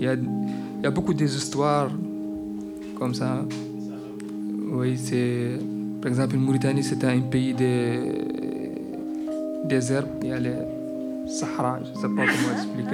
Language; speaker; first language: French; non-native, learner; Arabic